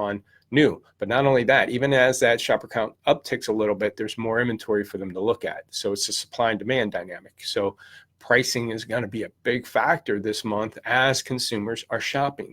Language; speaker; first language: English; native; English